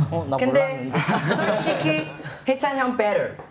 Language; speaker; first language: Korean; non-native, learner; Chinese